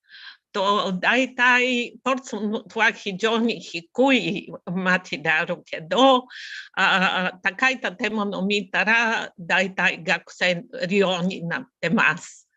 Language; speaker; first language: Japanese; non-native, learner; Bulgarian